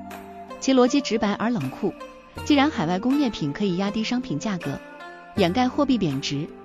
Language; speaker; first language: Chinese; native; Chinese